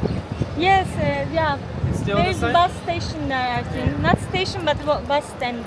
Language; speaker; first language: English; non-native, learner; Turkish